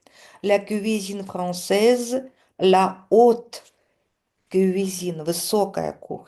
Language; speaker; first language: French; non-native, fluent; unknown